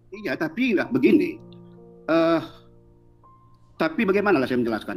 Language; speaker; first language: Indonesian; native; Indonesian